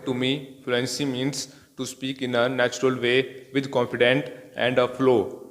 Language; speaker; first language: English; non-native, learner; Hindi